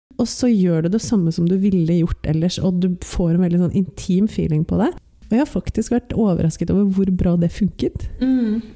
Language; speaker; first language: Norwegian; native; Norwegian